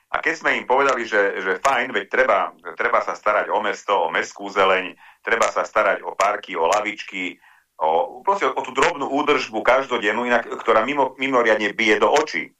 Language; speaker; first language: Slovak; non-native, local second language; Hungarian